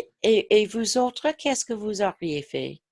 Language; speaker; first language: French; non-native, fluent; English